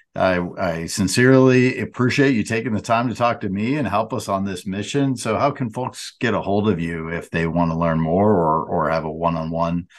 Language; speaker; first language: English; native; English